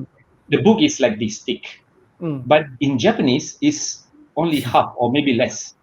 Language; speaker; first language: English; non-native, learner; Malay